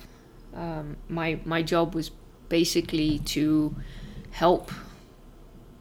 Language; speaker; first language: English; native; English